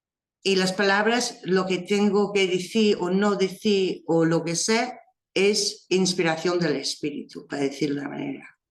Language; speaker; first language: Spanish; non-native, fluent; English